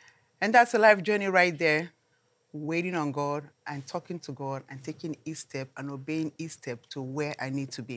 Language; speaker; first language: English; non-native, local second language; Igbo